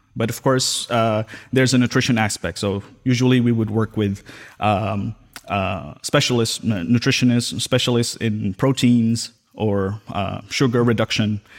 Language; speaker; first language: English; non-native, local second language; Filipino